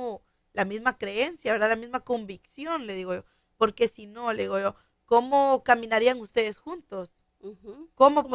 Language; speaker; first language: Spanish; native; Spanish